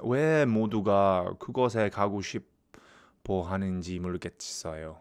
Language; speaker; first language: Korean; non-native, learner; English